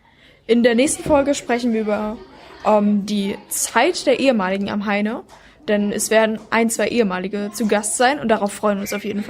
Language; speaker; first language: German; native; German